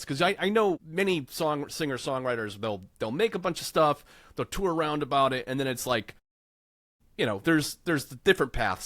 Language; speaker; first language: English; native; English